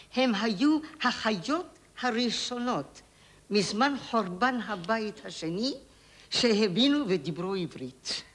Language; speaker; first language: Hebrew; native; Hebrew